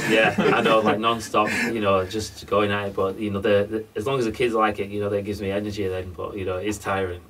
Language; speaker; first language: English; native; English